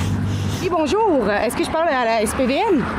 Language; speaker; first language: French; native; French